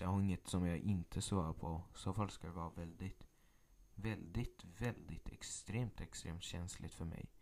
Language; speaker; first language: Swedish; early bilingual, other home language; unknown